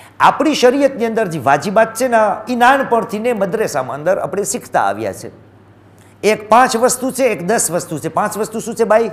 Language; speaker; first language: Gujarati; early bilingual, heritage; Gujarati